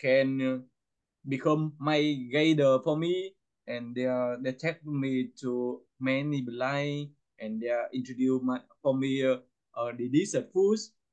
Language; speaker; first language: English; non-native, learner; Vietnamese